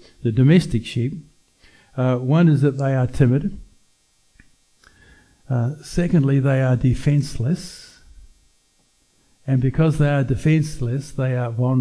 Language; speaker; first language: English; native; English